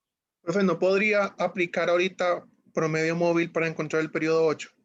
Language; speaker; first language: Spanish; native; Spanish